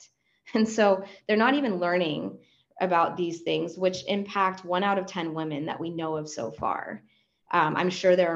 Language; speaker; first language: English; non-native, fluent; Spanish